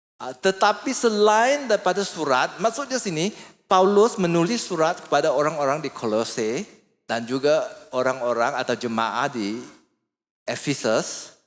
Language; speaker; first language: Malay; non-native, local second language; English